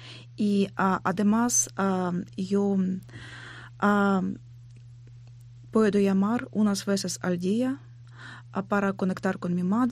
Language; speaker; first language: Spanish; non-native, learner; Ukrainian